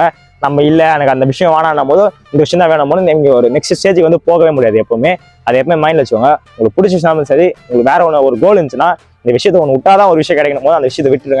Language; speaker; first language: Tamil; native; Tamil